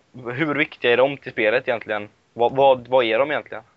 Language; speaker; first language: Swedish; native; Swedish